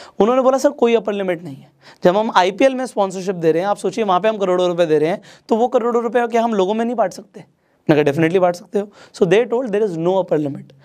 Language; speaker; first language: Hindi; non-native, local second language; Marathi